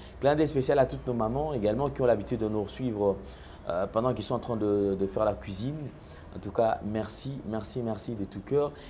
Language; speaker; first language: French; non-native, local second language; Lingala